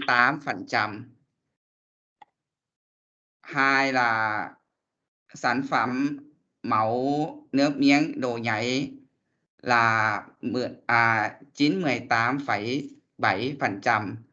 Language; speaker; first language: Vietnamese; non-native, learner; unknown